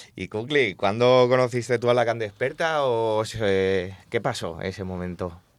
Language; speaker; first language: Spanish; native; Spanish